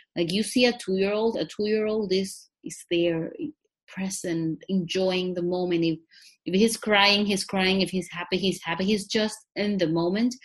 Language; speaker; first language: English; non-native, fluent; Spanish